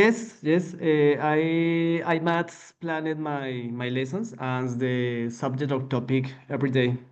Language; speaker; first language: English; non-native, learner; Spanish